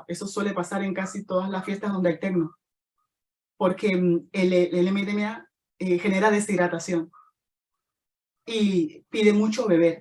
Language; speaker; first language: Spanish; native; Spanish